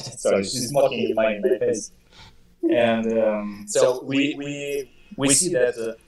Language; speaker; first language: English; non-native, fluent; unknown